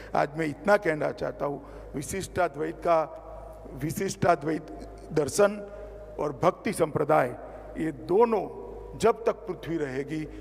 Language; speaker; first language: Hindi; non-native, local second language; Gujarati